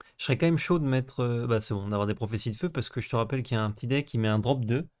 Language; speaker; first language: French; native; French